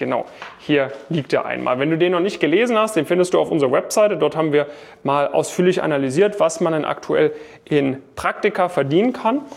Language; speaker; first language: German; native; German